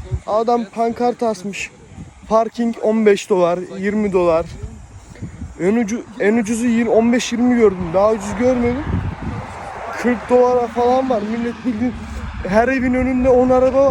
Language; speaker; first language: Turkish; native; Turkish